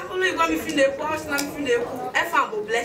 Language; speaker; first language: Italian; non-native, learner; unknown